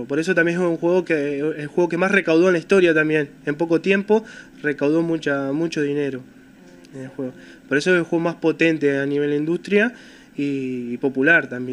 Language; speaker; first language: Spanish; native; Spanish